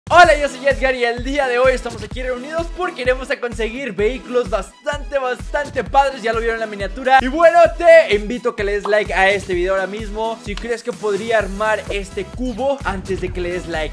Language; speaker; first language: Spanish; native; Spanish